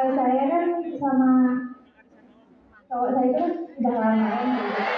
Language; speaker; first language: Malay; non-native, local second language; Javanese